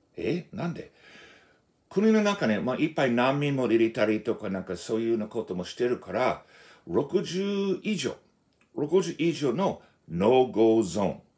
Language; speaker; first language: Japanese; non-native, fluent; English